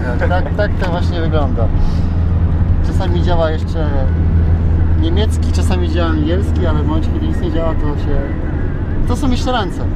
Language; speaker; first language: Polish; native; Polish